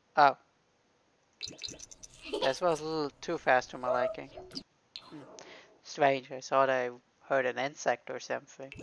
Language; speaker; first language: English; non-native, fluent; German